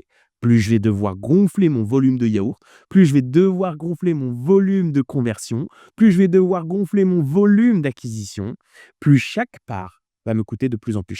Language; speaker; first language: French; native; French